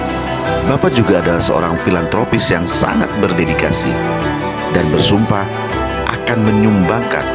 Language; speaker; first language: Indonesian; native; Indonesian